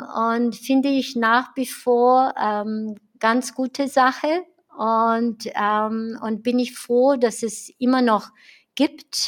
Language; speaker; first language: German; non-native, fluent; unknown